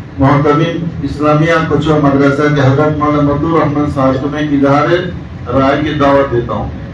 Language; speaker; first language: Urdu; non-native, local second language; Bangla